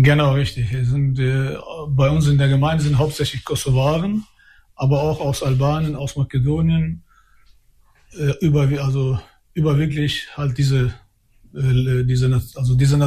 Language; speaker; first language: German; early bilingual, other home language; Albanian